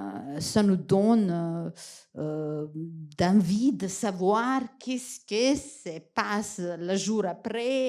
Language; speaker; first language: French; non-native, fluent; Macedonian